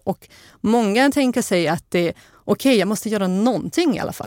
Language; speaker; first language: Swedish; non-native, fluent; Russian